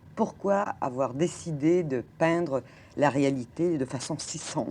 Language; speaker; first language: French; native; French